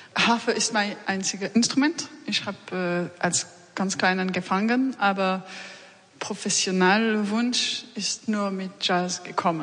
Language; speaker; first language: German; non-native, fluent; French